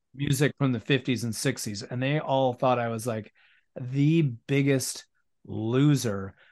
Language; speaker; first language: English; native; English